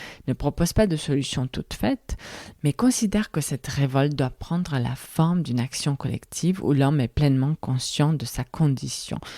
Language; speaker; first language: French; non-native, fluent; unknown